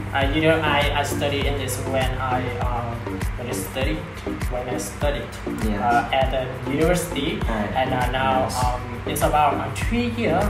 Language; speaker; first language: English; non-native, learner; Vietnamese